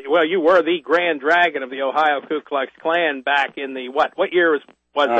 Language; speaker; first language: English; native; English